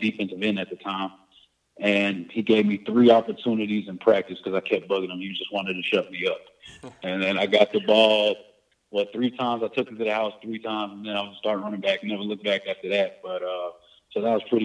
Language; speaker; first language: English; native; English